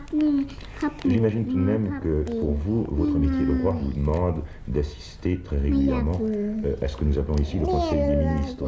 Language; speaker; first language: French; native; French